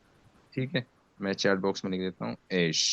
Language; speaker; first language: Hindi; native; Hindi